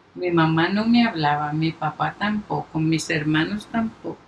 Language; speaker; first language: Spanish; native; Spanish